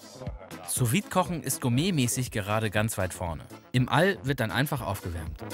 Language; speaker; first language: German; native; German